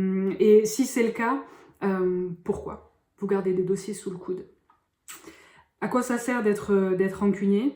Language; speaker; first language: French; native; French